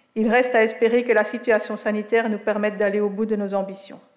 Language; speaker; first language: French; native; French